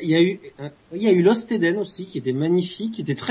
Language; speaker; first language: French; native; French